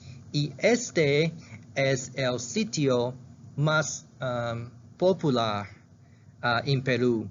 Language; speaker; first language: Spanish; non-native, learner; Chinese